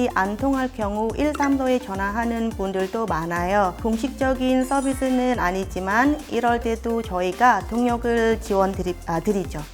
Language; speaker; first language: Korean; non-native, fluent; Khmer